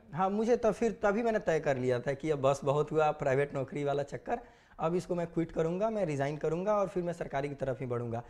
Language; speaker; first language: Hindi; native; Hindi